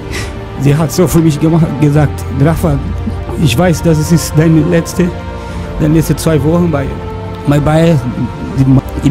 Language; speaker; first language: German; non-native, learner; Spanish